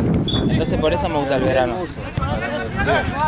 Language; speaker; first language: Spanish; native; Spanish